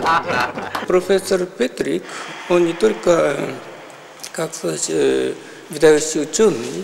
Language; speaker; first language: Russian; non-native, fluent; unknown